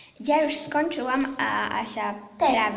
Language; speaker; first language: Polish; early bilingual, heritage; Polish